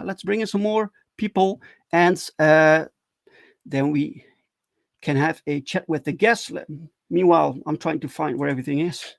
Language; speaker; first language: English; non-native, fluent; Dutch